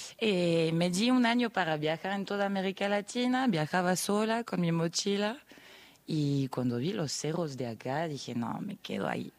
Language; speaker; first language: Spanish; non-native, fluent; French